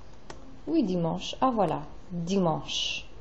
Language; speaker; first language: French; non-native, fluent; English